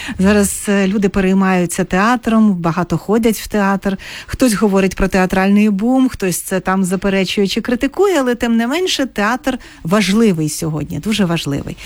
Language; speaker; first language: Ukrainian; native; Ukrainian